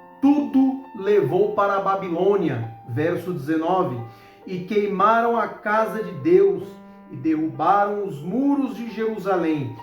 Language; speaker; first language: Portuguese; native; Portuguese